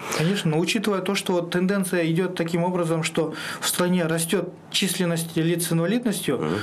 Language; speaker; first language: Russian; non-native, local second language; Kyrgyz